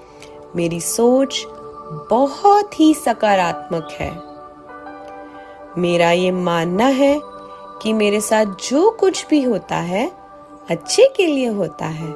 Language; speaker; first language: Hindi; native; Hindi